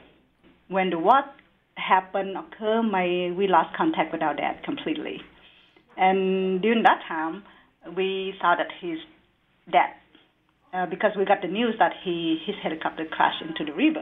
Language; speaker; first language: English; non-native, learner; Vietnamese